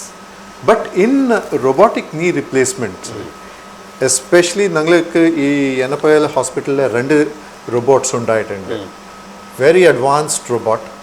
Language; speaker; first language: Malayalam; non-native, local second language; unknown